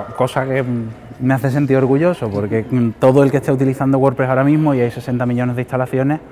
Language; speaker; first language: Spanish; native; Spanish